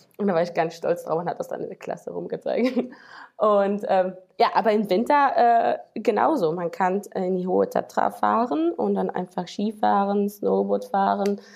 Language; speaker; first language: German; non-native, fluent; Slovak